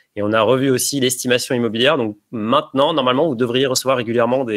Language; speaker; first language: French; native; French